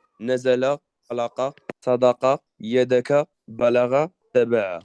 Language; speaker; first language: Arabic; non-native, learner; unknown